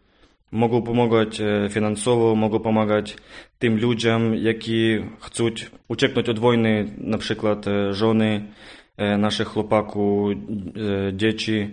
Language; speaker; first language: Polish; non-native, learner; Ukrainian